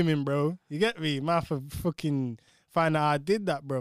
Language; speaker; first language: English; native; English